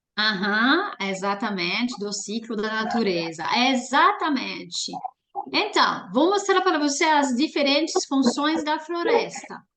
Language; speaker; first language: Portuguese; non-native, fluent; French